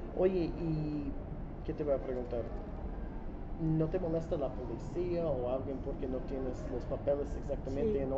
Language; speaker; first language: Spanish; non-native, fluent; English